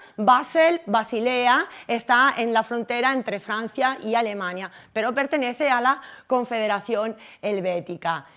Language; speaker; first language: Spanish; native; Spanish